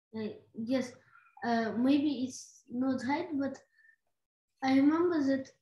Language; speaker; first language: English; non-native, learner; Russian